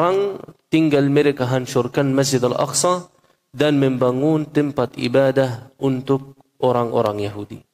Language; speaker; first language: Indonesian; non-native, fluent; Arabic